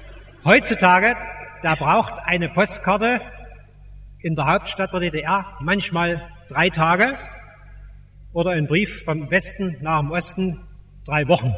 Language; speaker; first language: German; native; German